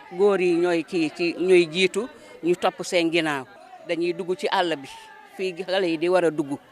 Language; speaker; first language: Wolof; non-native, local second language; Jola-Fonyi